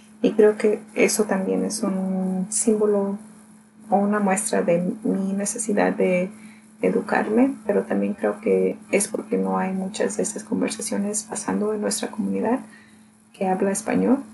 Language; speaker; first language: Spanish; early bilingual, heritage; Spanish